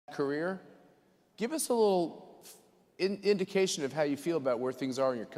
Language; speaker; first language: English; native; English